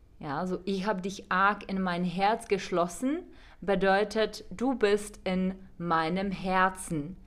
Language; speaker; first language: German; non-native, fluent; Czech